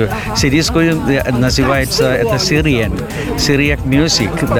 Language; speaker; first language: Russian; non-native, fluent; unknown